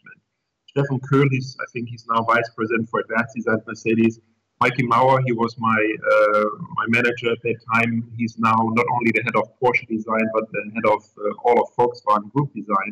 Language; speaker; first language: English; non-native, fluent; German